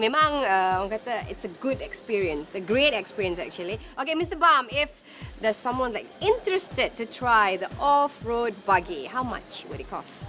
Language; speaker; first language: English; non-native, local second language; Malay